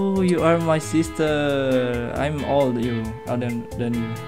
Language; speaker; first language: English; non-native, learner; Indonesian